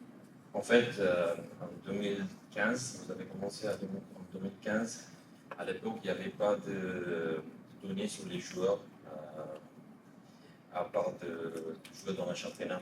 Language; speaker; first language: French; non-native, fluent; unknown